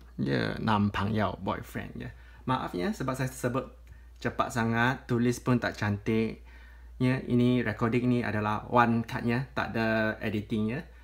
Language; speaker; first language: Malay; non-native, local second language; Cantonese